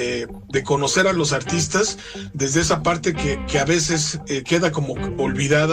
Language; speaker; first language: Spanish; native; Spanish